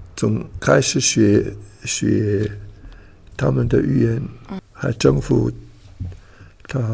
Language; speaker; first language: Chinese; non-native, learner; Italian